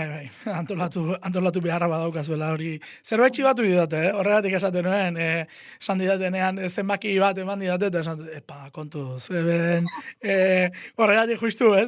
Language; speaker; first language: Basque; native; Basque